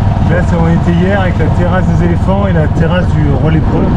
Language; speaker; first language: French; native; French